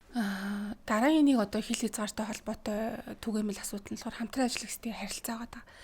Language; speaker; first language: Mongolian; native; Mongolian